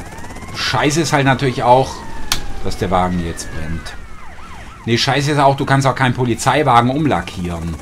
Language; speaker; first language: German; native; German